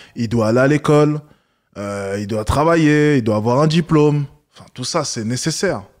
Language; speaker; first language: French; native; French